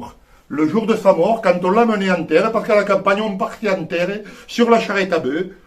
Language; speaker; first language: French; native; French